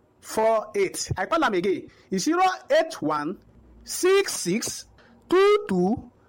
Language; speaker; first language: Nigerian Pidgin; non-native, local second language; Yoruba